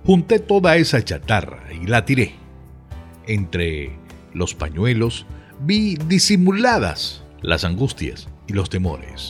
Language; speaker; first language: Spanish; native; Spanish